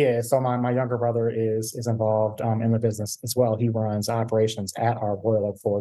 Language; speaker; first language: English; native; English